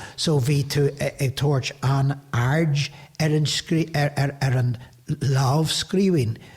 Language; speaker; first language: Irish; native; Irish